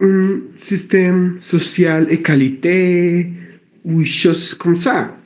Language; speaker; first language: French; non-native, learner; Spanish